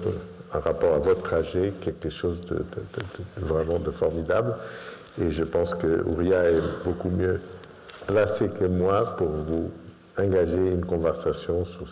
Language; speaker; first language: French; non-native, fluent; Portuguese